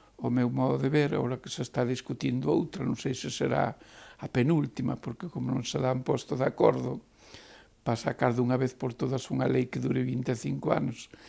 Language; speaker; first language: Galician; native; Galician